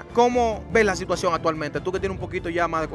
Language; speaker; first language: Spanish; native; Spanish